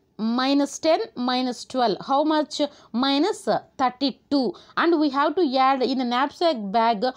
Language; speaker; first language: English; non-native, local second language; Telugu